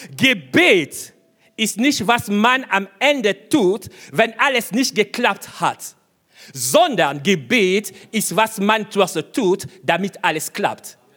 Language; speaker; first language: German; non-native, fluent; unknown